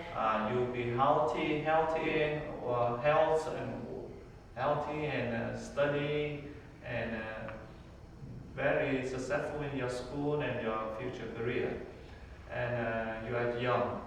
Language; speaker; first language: English; non-native, learner; Vietnamese